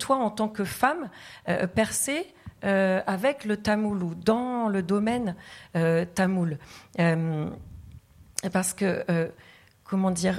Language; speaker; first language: French; non-native, fluent; Tamil